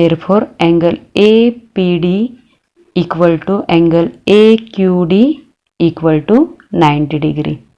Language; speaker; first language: English; non-native, local second language; Marathi